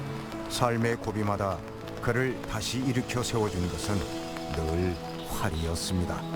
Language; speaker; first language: Korean; native; Korean